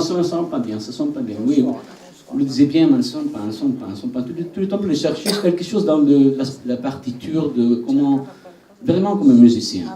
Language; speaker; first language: French; non-native, learner; Italian